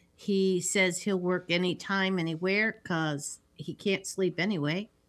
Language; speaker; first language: English; native; English